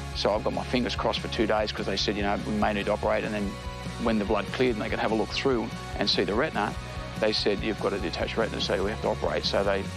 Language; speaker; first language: English; native; English